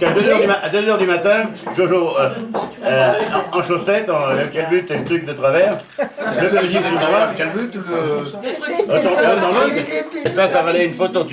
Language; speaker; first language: French; native; French